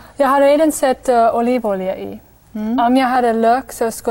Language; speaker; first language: Swedish; non-native, fluent; English